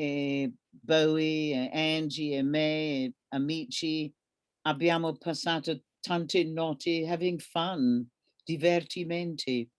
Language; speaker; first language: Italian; non-native, learner; English